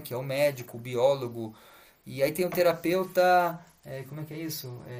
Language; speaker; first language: Portuguese; native; Portuguese